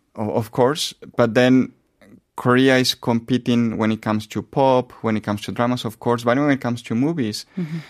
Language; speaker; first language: English; non-native, fluent; Spanish